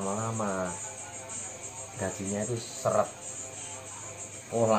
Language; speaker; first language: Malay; non-native, local second language; Javanese